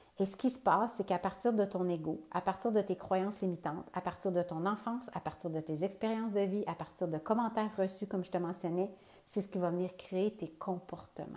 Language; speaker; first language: French; native; French